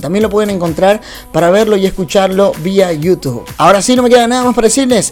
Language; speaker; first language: Spanish; native; Spanish